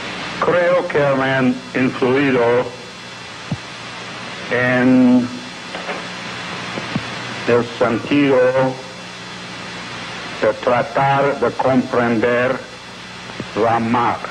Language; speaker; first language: Spanish; non-native, learner; English